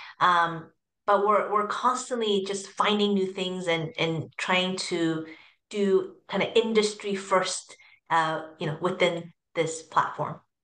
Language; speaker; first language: English; early bilingual, other home language; Cantonese